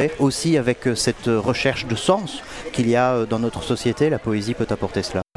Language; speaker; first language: French; native; French